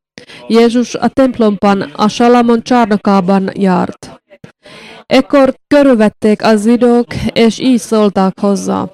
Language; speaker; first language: Hungarian; non-native, learner; Finnish